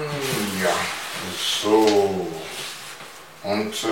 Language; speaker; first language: German; non-native, learner; French